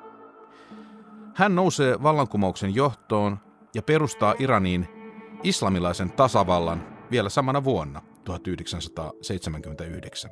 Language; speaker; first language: Finnish; native; Finnish